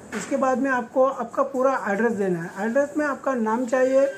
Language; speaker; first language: Hindi; non-native, local second language; Marathi